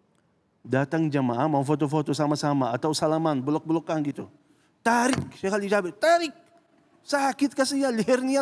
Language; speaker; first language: Indonesian; non-native, fluent; Arabic